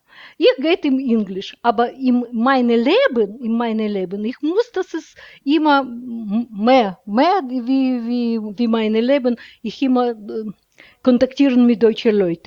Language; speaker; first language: German; non-native, learner; Russian